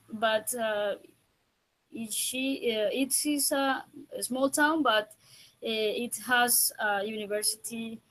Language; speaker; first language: English; non-native, learner; Spanish